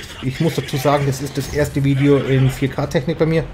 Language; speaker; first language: German; native; German